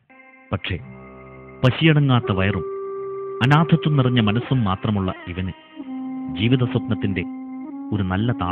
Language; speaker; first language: Malayalam; native; Malayalam